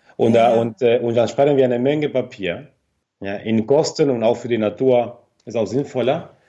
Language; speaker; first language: German; non-native, fluent; Spanish